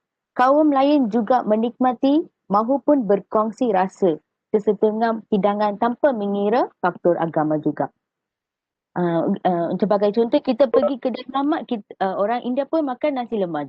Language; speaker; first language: Malay; native; Malay